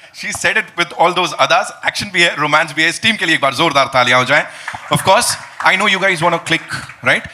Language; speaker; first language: Hindi; native; Hindi